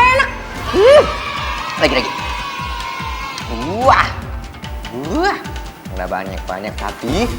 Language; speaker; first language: Indonesian; non-native, fluent; Japanese